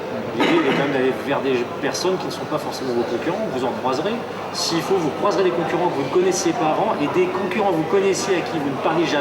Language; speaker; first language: French; native; French